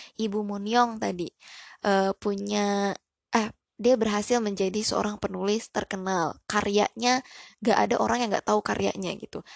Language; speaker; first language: Indonesian; native; Indonesian